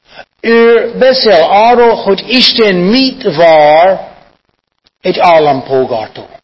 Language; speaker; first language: Hungarian; non-native, fluent; English